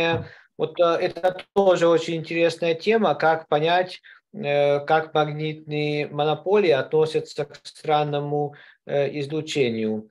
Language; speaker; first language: Russian; non-native, learner; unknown